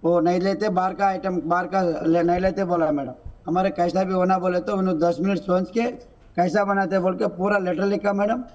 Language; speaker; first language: Hindi; non-native, local second language; Telugu